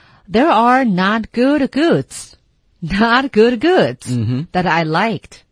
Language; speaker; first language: English; non-native, fluent; Chinese